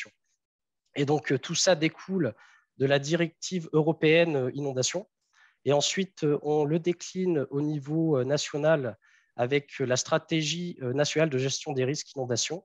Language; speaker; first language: French; native; French